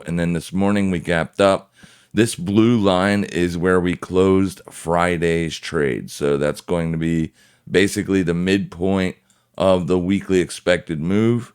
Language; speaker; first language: English; native; English